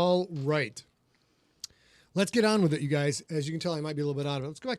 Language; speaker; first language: English; native; English